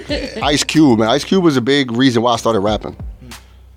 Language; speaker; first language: English; early bilingual, other home language; Spanish